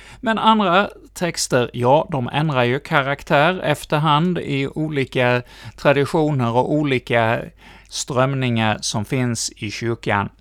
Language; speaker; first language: Swedish; native; Swedish